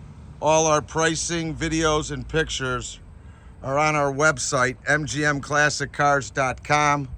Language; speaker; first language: English; native; English